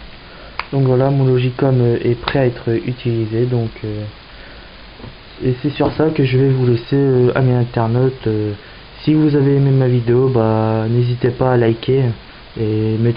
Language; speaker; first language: French; native; French